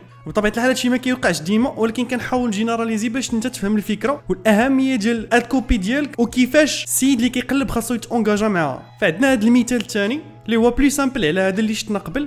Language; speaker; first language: Arabic; native; Arabic